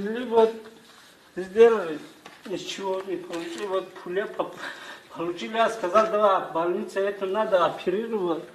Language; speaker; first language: Russian; non-native, learner; Tajik